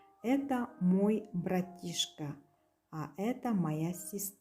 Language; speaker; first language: Russian; non-native, local second language; Kazakh